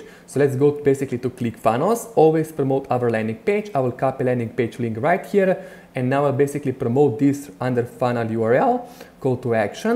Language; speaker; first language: English; non-native, fluent; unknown